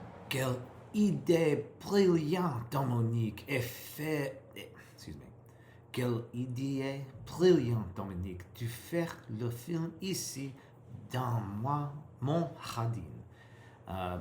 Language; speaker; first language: French; non-native, learner; English